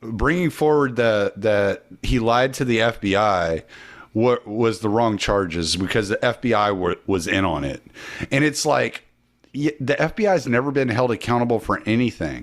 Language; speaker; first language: English; native; English